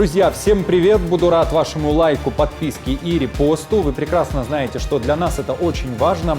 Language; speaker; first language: Russian; native; Russian